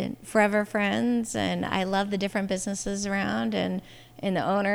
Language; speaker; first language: English; native; English